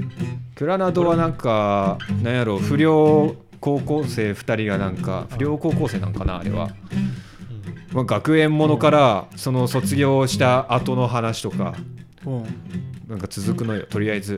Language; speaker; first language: Japanese; native; Japanese